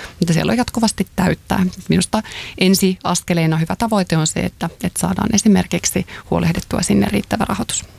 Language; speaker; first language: Finnish; native; Finnish